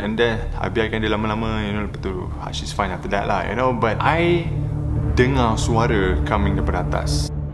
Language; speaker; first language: English; non-native, local second language; Malay